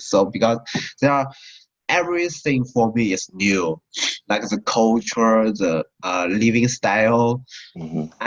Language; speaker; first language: English; non-native, learner; Chinese